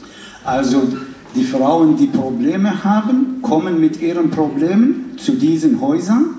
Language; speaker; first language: German; non-native, fluent; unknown